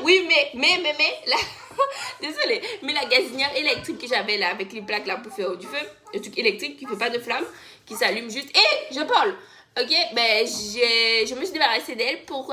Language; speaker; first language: French; native; French